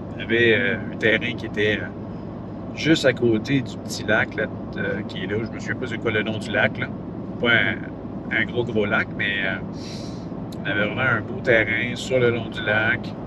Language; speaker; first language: French; native; French